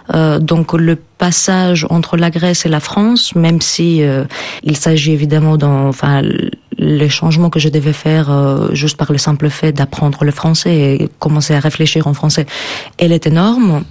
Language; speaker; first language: French; non-native, fluent; Greek